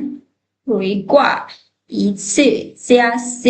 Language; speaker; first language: Chinese; non-native, fluent; Lao